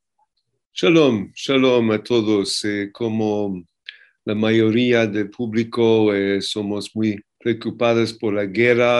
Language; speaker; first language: Spanish; non-native, fluent; English